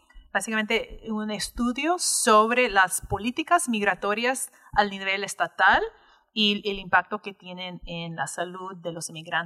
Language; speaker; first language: Spanish; early bilingual, heritage; English